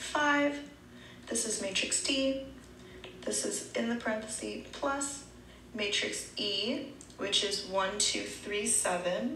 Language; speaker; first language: English; native; English